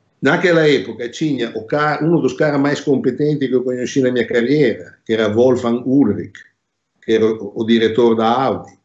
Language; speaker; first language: Portuguese; non-native, fluent; Italian